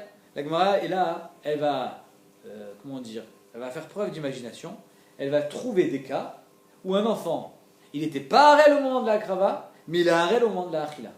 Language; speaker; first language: French; native; French